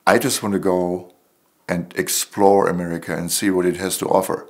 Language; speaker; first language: English; non-native, fluent; German